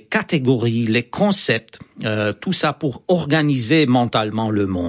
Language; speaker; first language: French; non-native, fluent; Romanian